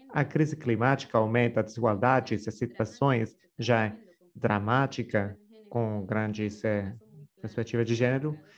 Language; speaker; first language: Portuguese; non-native, fluent; Spanish